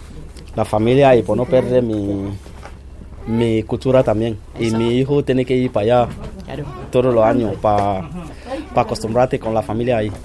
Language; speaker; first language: Spanish; non-native, fluent; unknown